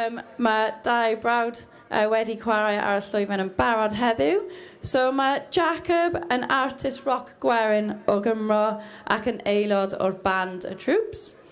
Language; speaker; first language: Welsh; non-native, learner; English